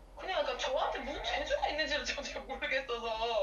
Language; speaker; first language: Korean; native; Korean